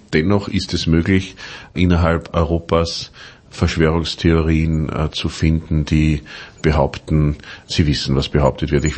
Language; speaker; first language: German; native; German